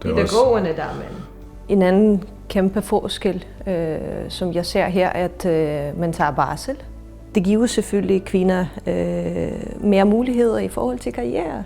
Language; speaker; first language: Danish; non-native, fluent; Ukrainian